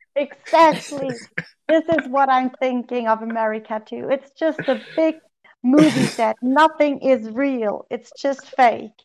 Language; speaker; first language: English; non-native, fluent; German